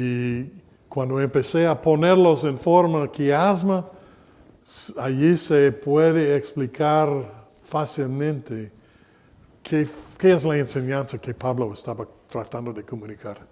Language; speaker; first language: Spanish; non-native, fluent; English